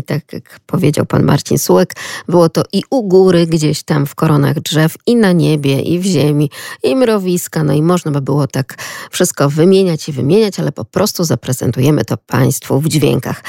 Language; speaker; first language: Polish; native; Polish